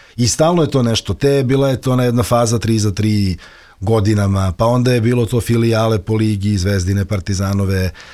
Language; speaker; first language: Serbian; native; Serbian